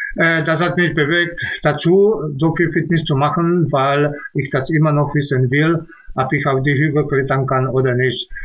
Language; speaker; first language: German; non-native, fluent; Czech